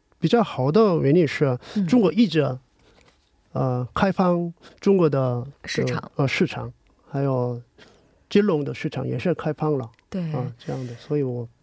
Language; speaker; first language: Chinese; non-native, learner; Korean